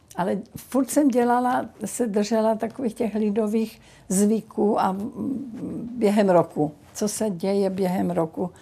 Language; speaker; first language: Czech; native; Czech